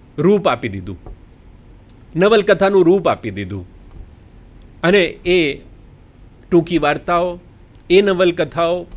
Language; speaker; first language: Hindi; non-native, local second language; Gujarati